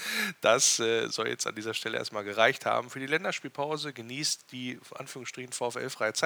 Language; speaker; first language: German; native; German